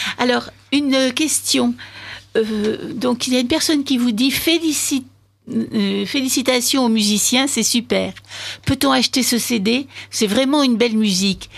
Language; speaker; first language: French; native; French